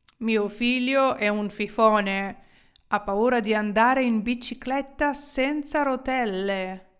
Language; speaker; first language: Italian; non-native, fluent; Ukrainian